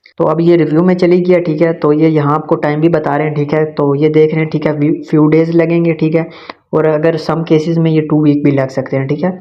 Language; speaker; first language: Urdu; non-native, local second language; Punjabi